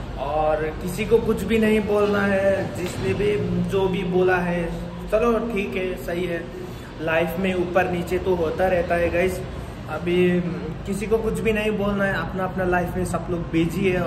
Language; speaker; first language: Hindi; non-native, local second language; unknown